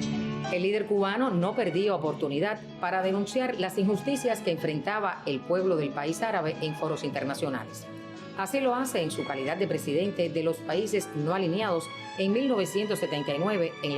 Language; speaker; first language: Spanish; native; Spanish